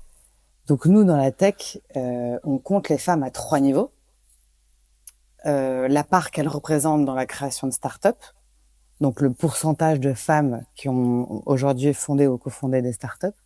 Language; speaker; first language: French; native; French